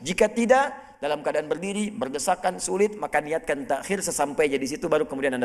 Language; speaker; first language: Indonesian; native; Indonesian